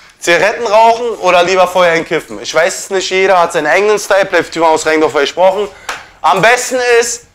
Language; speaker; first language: German; early bilingual, other home language; Turkish